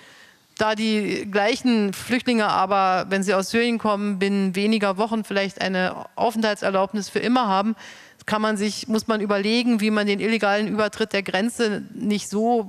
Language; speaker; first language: German; native; German